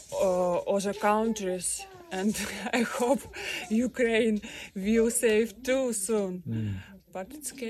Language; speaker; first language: English; non-native, learner; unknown